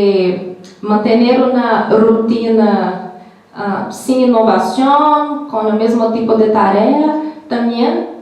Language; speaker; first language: Spanish; non-native, learner; Portuguese